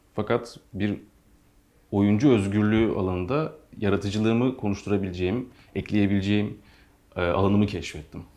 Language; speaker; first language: Turkish; native; Turkish